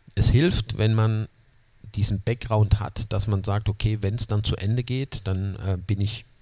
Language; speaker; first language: German; native; German